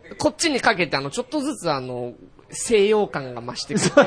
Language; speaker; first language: Japanese; native; Japanese